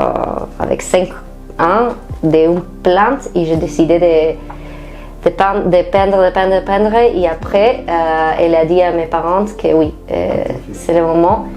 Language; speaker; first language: French; non-native, fluent; Spanish